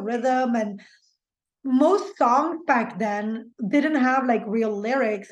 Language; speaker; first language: English; non-native, fluent; Swedish